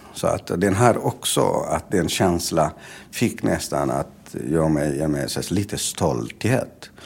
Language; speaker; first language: Swedish; non-native, fluent; Tigrinya